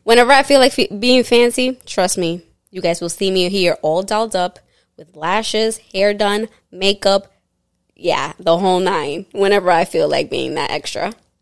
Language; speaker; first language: English; early bilingual, other home language; Spanish